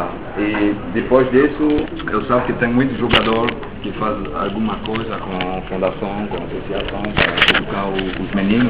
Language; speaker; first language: Portuguese; non-native, local second language; French